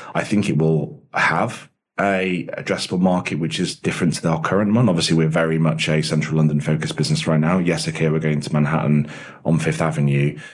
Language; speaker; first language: English; native; English